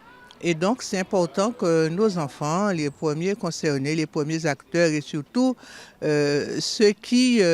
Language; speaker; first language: French; native; French